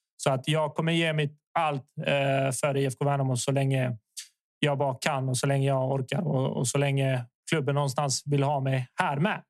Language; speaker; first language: Swedish; early bilingual, other home language; Bosnian